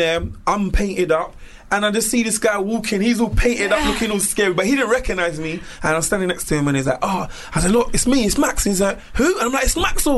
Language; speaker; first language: English; native; English